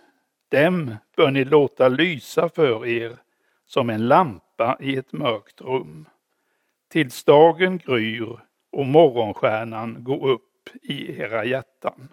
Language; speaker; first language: Swedish; native; Swedish